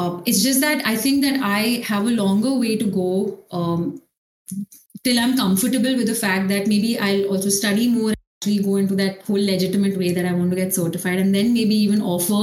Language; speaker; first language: English; non-native, local second language; Hindi